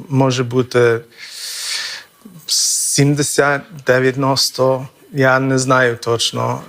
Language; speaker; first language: Ukrainian; non-native, fluent; English